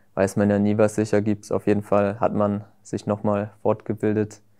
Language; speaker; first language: German; native; German